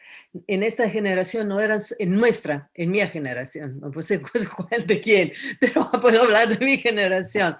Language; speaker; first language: Spanish; non-native, fluent; Italian